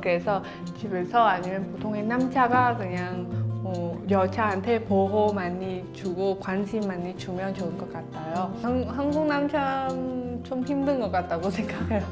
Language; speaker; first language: Korean; non-native, learner; Vietnamese